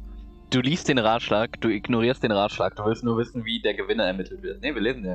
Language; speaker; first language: German; native; German